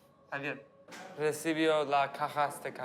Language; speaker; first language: Spanish; non-native, learner; English